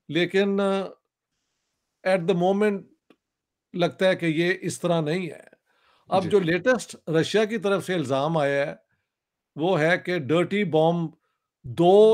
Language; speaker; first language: Urdu; non-native, local second language; Punjabi